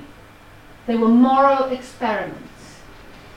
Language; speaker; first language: English; non-native, local second language; Welsh